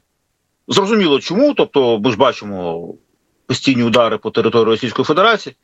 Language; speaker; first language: Ukrainian; native; Ukrainian